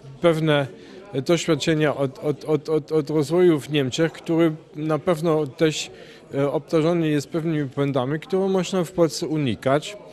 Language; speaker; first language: Polish; non-native, fluent; German